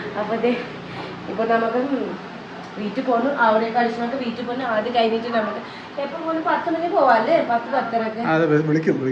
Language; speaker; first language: Malayalam; non-native, learner; Nepali